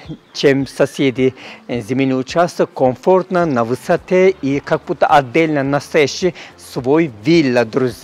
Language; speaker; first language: Russian; non-native, learner; Turkish